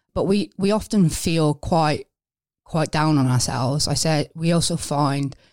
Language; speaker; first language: English; native; English